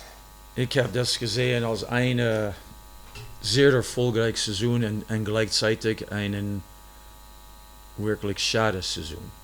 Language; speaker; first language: German; non-native, fluent; English